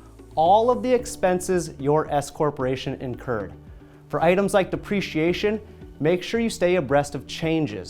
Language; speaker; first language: English; native; English